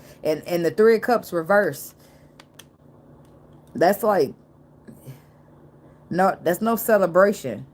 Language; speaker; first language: English; native; English